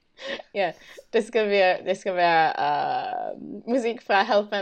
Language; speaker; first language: Danish; non-native, learner; English